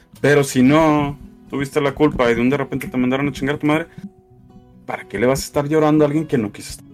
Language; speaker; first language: Spanish; native; Spanish